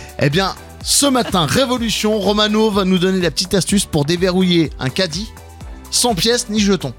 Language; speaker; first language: French; native; French